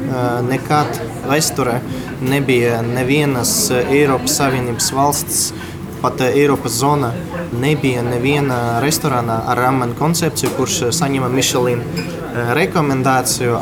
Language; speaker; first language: Latvian; non-native, local second language; Russian